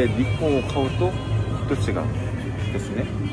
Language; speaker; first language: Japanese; non-native, learner; Korean